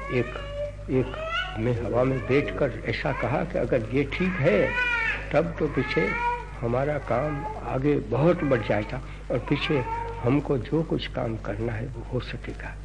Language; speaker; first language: Hindi; non-native, local second language; Gujarati